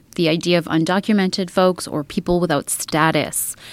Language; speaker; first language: English; native; English